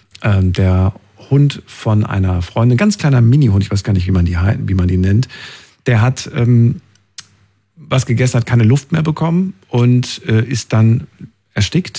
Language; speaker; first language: German; native; German